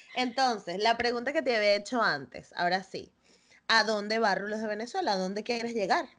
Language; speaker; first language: Spanish; native; Spanish